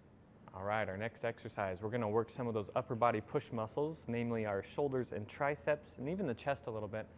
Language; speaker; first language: English; native; English